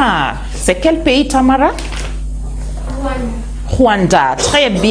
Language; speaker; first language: French; non-native, fluent; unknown